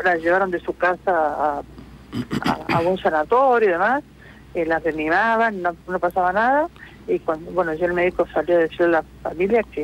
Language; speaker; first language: Spanish; native; Spanish